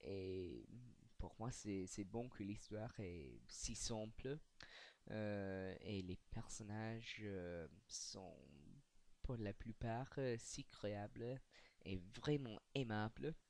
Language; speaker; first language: French; non-native, learner; English